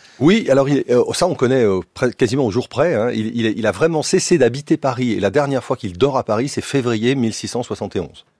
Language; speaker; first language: French; native; French